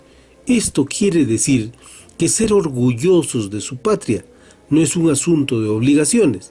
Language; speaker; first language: Spanish; native; Spanish